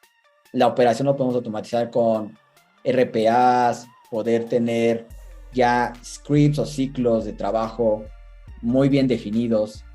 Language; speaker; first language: Spanish; native; Spanish